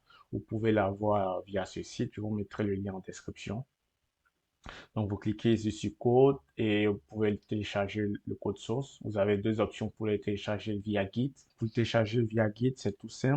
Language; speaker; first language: French; native; French